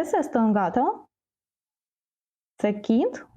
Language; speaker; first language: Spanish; non-native, fluent; Ukrainian